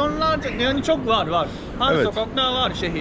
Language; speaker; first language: Turkish; non-native, fluent; Japanese